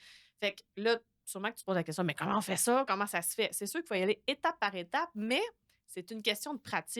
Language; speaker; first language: French; native; French